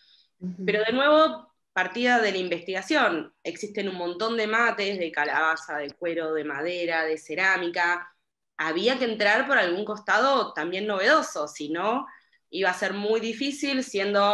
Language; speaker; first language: Spanish; native; Spanish